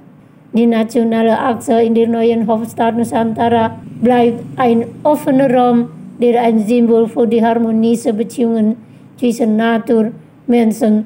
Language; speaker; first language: German; non-native, fluent; Indonesian